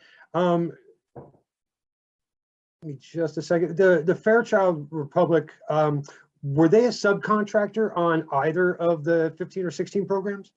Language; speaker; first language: English; native; English